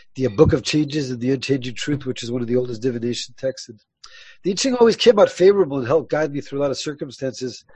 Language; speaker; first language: English; early bilingual, other home language; Spanish